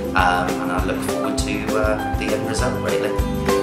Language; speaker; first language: English; native; English